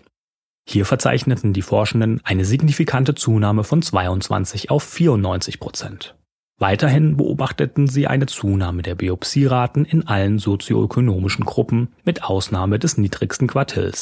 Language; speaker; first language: German; native; German